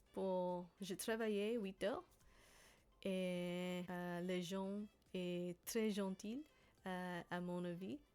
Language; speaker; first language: French; non-native, learner; English